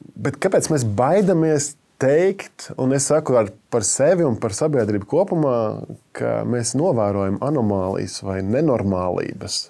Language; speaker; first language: Latvian; native; Latvian